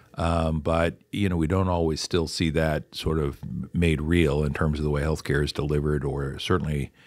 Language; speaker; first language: English; native; English